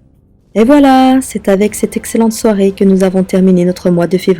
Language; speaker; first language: French; native; French